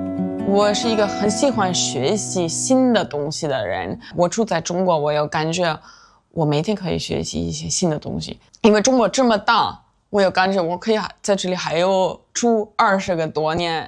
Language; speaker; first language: Chinese; non-native, fluent; German